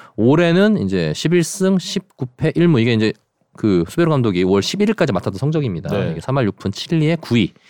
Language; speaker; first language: Korean; native; Korean